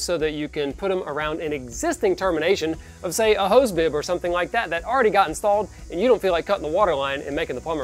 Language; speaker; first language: English; native; English